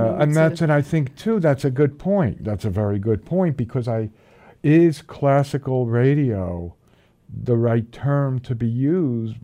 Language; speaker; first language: English; native; English